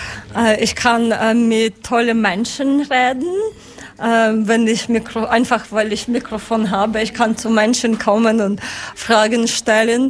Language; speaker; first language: German; non-native, learner; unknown